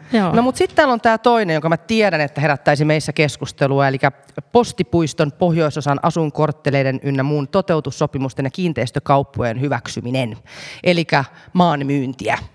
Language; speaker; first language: Finnish; native; Finnish